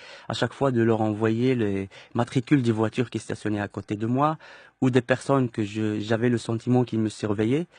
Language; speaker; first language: French; non-native, local second language; Arabic